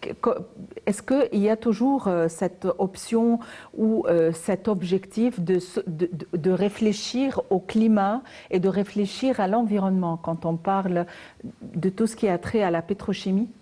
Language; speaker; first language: French; non-native, fluent; Arabic